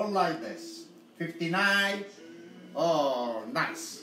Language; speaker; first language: English; non-native, local second language; Italian